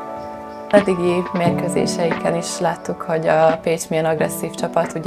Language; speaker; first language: Hungarian; native; Hungarian